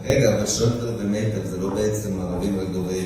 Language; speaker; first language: Hebrew; native; Hebrew